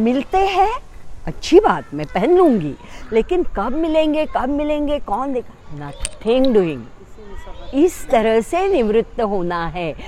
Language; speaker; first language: Hindi; non-native, local second language; Marathi